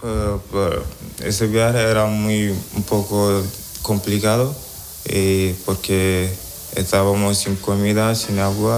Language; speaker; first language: Spanish; non-native, learner; Wolof